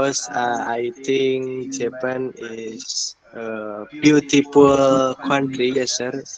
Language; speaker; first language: English; non-native, learner; Indonesian